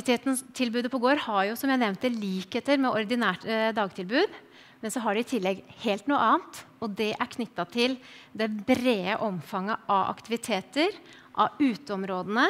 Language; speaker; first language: Norwegian; native; Norwegian